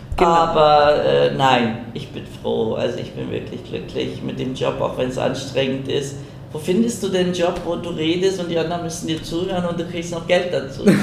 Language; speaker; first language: German; early bilingual, other home language; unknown